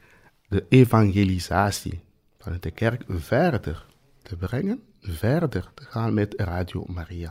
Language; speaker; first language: Dutch; non-native, fluent; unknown